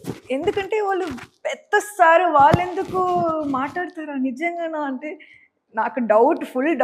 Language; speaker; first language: Telugu; non-native, local second language; Tamil